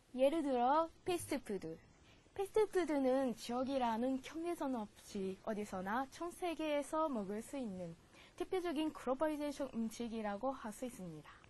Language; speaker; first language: Korean; non-native, learner; Japanese